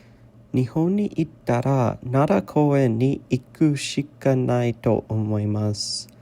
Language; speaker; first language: Japanese; non-native, learner; English